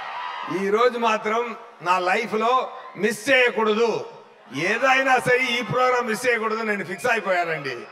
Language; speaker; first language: Telugu; non-native, fluent; Tamil